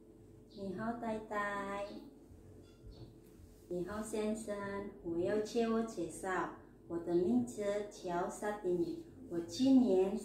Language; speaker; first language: Chinese; non-native, learner; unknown